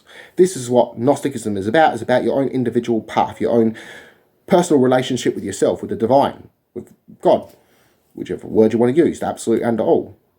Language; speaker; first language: English; native; English